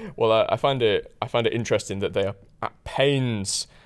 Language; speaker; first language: English; native; English